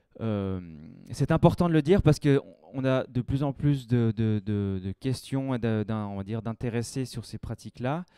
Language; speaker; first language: French; native; French